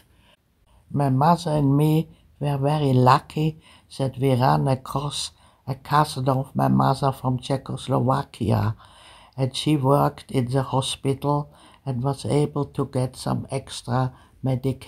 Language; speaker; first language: English; early bilingual, other home language; German